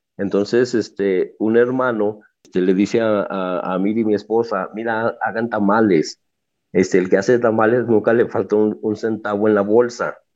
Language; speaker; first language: Spanish; native; Spanish